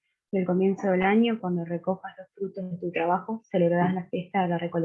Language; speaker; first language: Spanish; native; Spanish